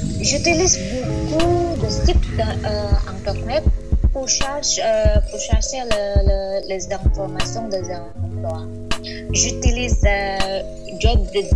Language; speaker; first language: French; non-native, learner; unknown